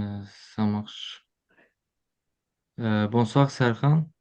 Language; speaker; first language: French; non-native, learner; Azerbaijani